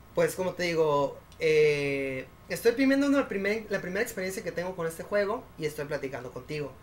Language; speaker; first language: Spanish; native; Spanish